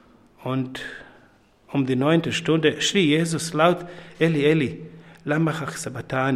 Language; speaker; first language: German; non-native, fluent; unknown